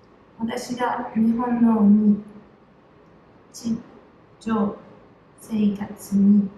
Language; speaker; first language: Japanese; non-native, learner; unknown